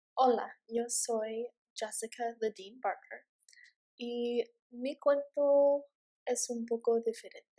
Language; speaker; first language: Spanish; early bilingual, heritage; Spanish